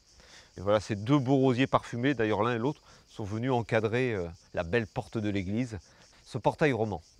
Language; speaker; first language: French; native; French